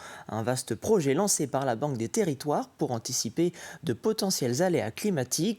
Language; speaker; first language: French; native; French